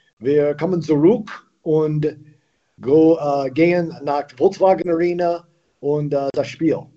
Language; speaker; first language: German; non-native, learner; English